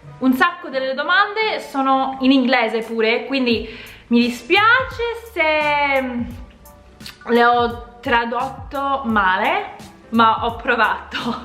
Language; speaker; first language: Italian; non-native, fluent; English